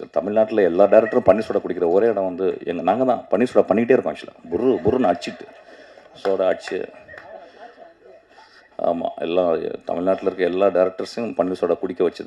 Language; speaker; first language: Tamil; native; Tamil